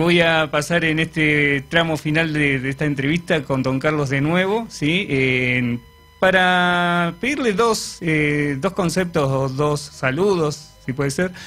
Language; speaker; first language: Spanish; native; Spanish